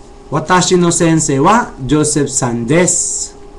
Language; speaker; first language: Japanese; non-native, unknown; Chavacano